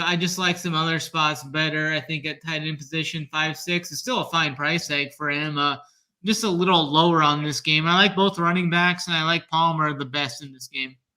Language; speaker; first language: English; native; English